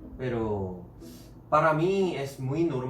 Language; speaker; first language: Spanish; non-native, learner; Korean